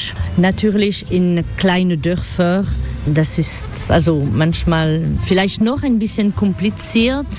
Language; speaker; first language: German; non-native, fluent; French